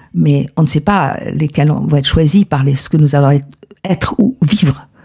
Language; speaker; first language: French; non-native, fluent; Spanish